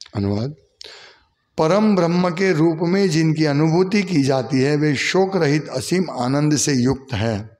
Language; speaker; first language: Hindi; non-native, local second language; Gujarati